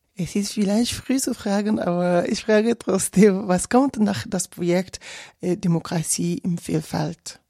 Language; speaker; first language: German; non-native, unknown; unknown